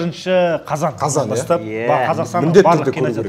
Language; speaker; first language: Kazakh; native; Kazakh